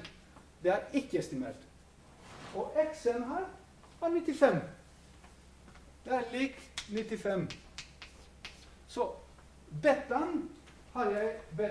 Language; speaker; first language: Norwegian; non-native, fluent; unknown